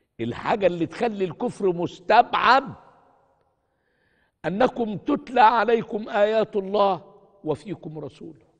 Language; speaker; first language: Arabic; native; Arabic